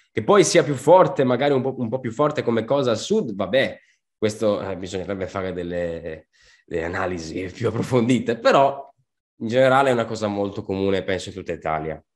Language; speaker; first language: Italian; native; Italian